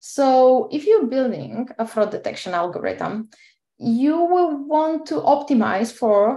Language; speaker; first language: English; non-native, fluent; Bulgarian